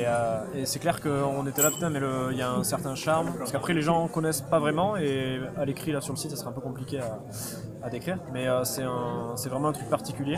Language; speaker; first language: French; native; French